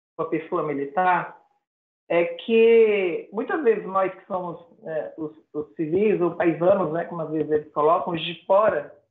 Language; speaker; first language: Portuguese; native; Portuguese